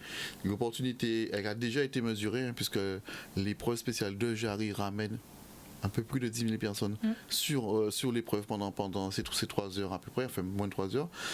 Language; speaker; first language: French; native; French